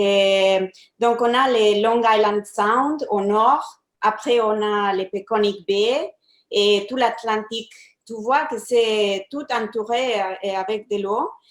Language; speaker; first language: French; non-native, fluent; Spanish